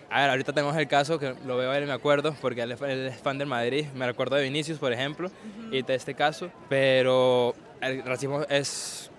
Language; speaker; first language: Spanish; native; Spanish